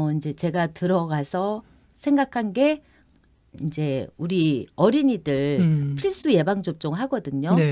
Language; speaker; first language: Korean; native; Korean